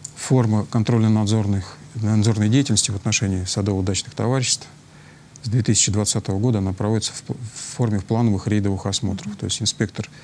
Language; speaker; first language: Russian; native; Russian